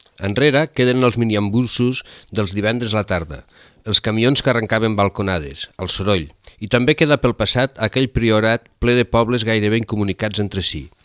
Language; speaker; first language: Catalan; native; Catalan